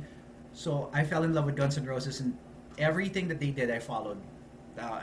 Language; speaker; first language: English; non-native, local second language; Filipino